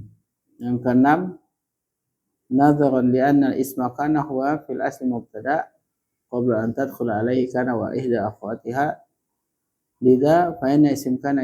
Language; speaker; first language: Arabic; non-native, fluent; Indonesian